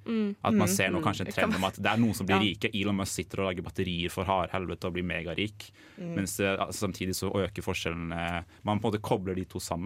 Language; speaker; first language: Norwegian; native; Norwegian